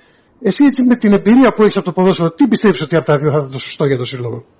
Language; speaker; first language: Greek; native; Greek